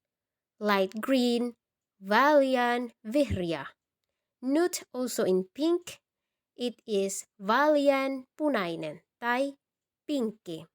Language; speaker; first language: Finnish; non-native, learner; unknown